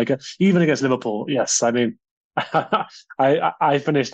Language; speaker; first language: English; native; English